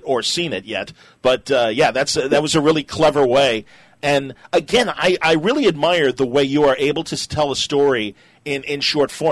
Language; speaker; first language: English; native; English